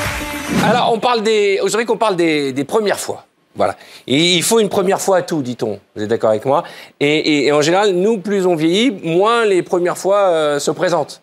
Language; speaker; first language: French; native; French